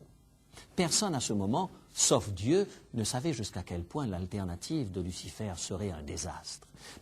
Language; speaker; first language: French; native; French